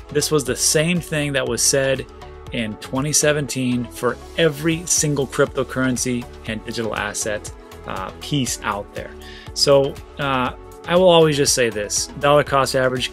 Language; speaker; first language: English; native; English